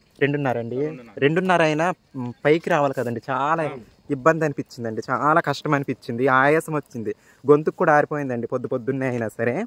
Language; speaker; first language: Telugu; native; Telugu